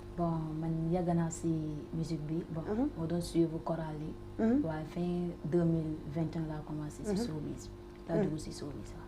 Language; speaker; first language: Wolof; non-native, local second language; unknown